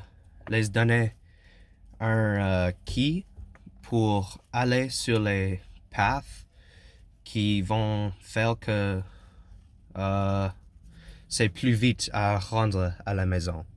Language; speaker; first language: French; non-native, learner; English